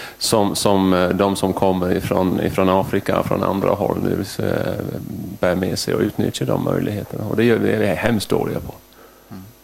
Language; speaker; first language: Swedish; native; Swedish